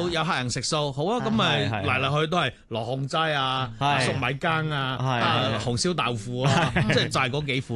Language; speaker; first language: Chinese; non-native, local second language; Cantonese